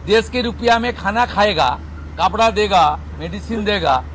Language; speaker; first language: Hindi; non-native, local second language; Bangla